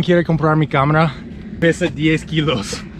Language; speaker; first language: Spanish; non-native, fluent; English